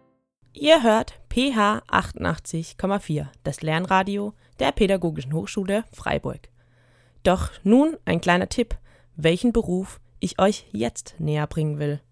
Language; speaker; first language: German; native; German